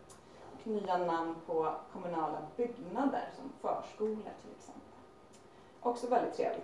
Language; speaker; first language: Swedish; native; Swedish